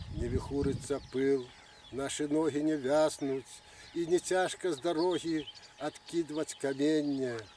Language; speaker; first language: Belarusian; native; Belarusian